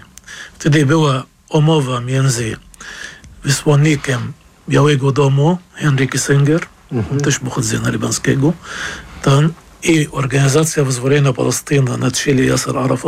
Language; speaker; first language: Polish; non-native, fluent; Arabic